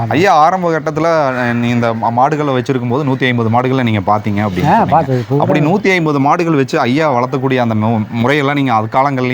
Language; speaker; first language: Tamil; native; Tamil